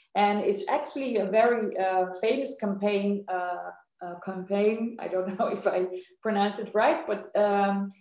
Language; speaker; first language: English; non-native, fluent; Dutch